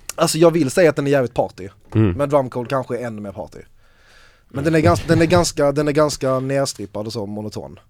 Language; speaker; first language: Swedish; native; Swedish